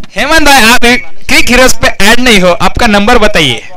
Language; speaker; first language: Hindi; non-native, local second language; Marathi